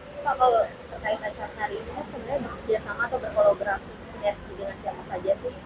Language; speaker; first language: Indonesian; native; Indonesian